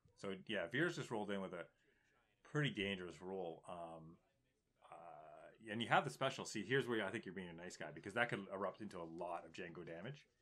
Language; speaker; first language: English; native; English